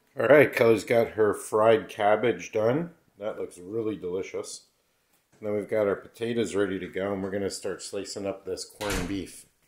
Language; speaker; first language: English; native; English